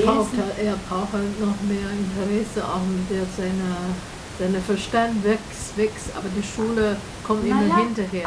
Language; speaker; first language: German; non-native, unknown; Chinese